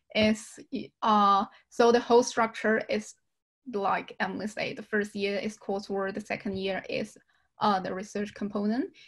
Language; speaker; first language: English; non-native, fluent; Chinese